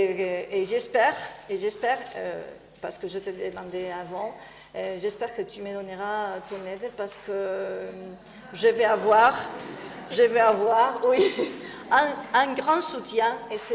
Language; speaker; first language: French; non-native, fluent; Spanish